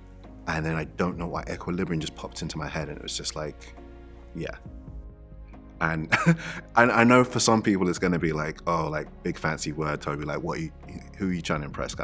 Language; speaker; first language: English; native; English